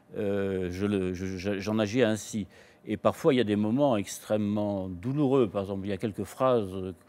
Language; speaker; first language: French; native; French